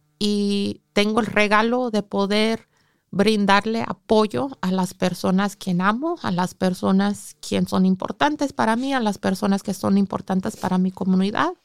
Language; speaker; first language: Spanish; early bilingual, heritage; English